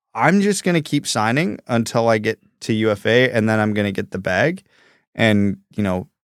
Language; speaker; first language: English; early bilingual, other home language; Ukrainian